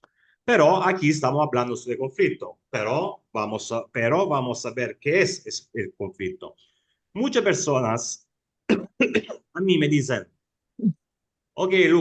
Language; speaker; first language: Spanish; non-native, fluent; Italian